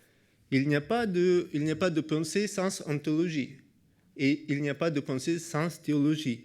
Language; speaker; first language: French; non-native, learner; Russian